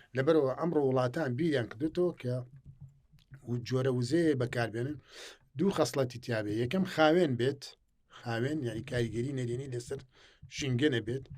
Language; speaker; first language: Central Kurdish; native; Central Kurdish